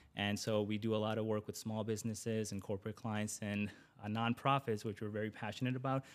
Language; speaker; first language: English; early bilingual, other home language; Urdu